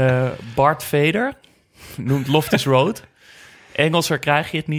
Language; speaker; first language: Dutch; native; Dutch